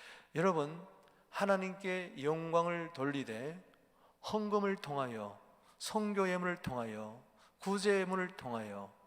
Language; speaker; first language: Korean; native; Korean